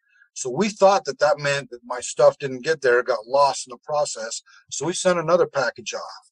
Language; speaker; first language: English; native; English